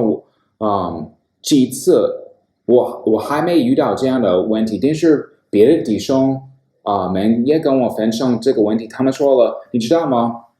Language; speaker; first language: Chinese; non-native, fluent; English